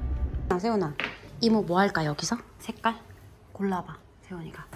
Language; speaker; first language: Korean; native; Korean